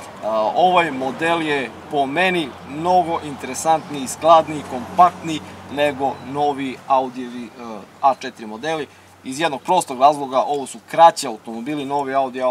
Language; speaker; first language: Serbian; native; Serbian